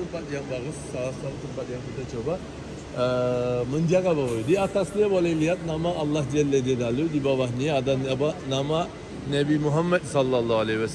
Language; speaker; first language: Indonesian; non-native, fluent; Turkish